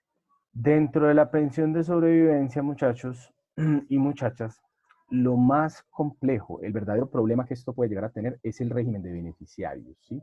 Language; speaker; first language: Spanish; native; Spanish